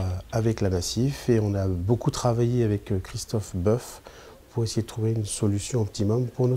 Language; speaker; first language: French; native; French